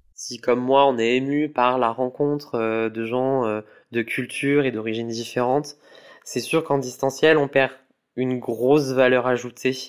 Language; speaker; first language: French; native; French